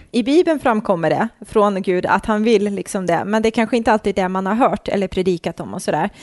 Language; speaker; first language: Swedish; early bilingual, other home language; Croatian